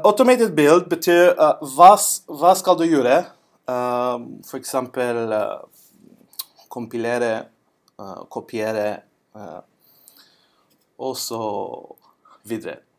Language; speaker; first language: Norwegian; non-native, learner; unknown